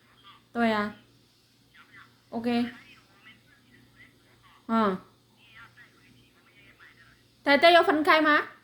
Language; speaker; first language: Chinese; non-native, local second language; Indonesian